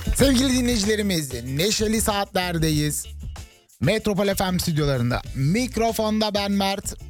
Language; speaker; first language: Turkish; early bilingual, heritage; Turkish